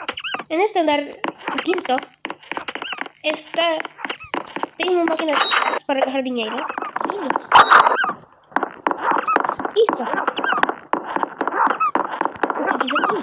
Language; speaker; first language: Spanish; non-native, learner; Portuguese